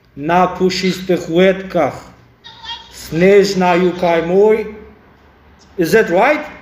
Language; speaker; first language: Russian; non-native, local second language; Uzbek